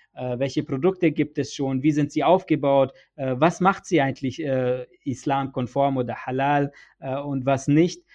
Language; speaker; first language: German; early bilingual, other home language; Bosnian